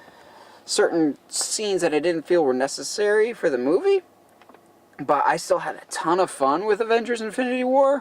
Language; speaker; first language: English; native; English